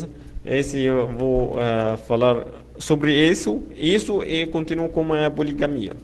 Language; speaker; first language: Portuguese; non-native, fluent; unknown